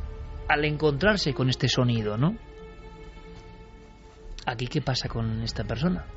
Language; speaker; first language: Spanish; native; Spanish